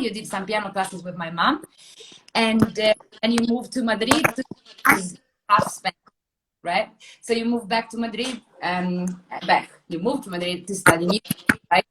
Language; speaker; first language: English; non-native, fluent; Italian